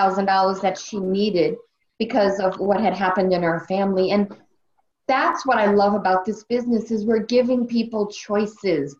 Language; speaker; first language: English; native; English